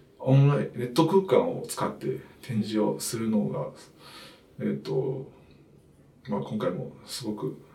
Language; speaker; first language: Japanese; non-native, fluent; Chinese